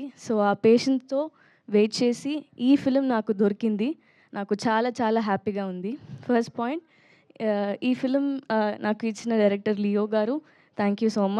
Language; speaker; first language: Telugu; non-native, learner; Tamil